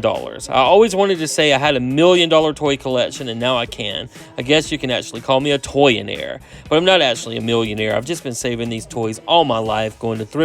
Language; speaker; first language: English; native; English